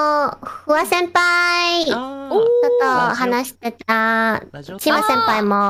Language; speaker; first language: Japanese; non-native, learner; English